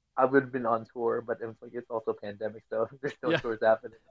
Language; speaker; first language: English; non-native, local second language; Filipino